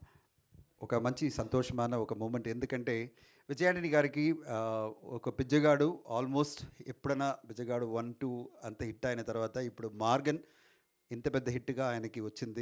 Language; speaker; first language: Telugu; non-native, learner; Tamil